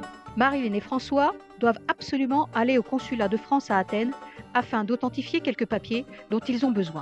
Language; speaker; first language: French; native; French